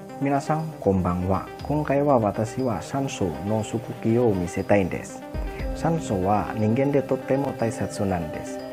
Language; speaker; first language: Japanese; non-native, learner; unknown